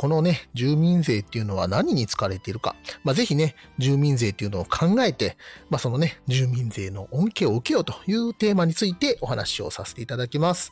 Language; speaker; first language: Japanese; native; Japanese